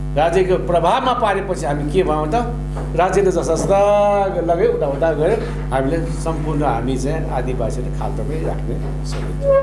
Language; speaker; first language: Nepali; non-native, local second language; Limburgish